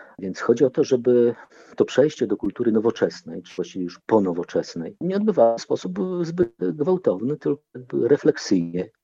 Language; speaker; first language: Polish; non-native, local second language; Ukrainian